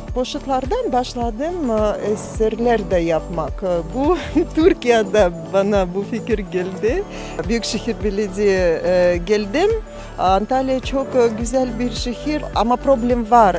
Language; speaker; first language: Turkish; non-native, learner; Russian